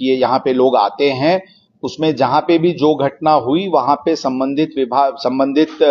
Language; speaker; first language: Hindi; non-native, local second language; Marathi